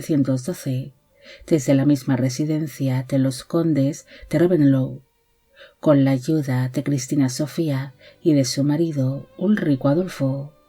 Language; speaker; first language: Spanish; native; Spanish